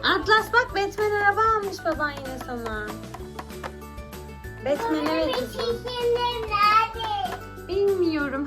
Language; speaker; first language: Turkish; native; Turkish